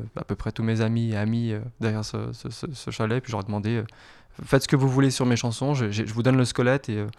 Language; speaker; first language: French; native; French